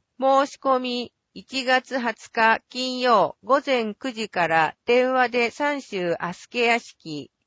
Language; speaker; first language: Japanese; native; Japanese